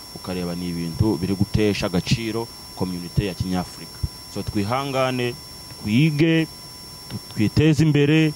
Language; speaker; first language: Kinyarwanda; early bilingual, heritage; Kinyarwanda